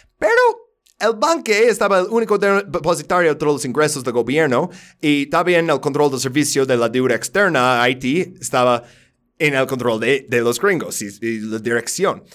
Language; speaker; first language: Spanish; non-native, fluent; English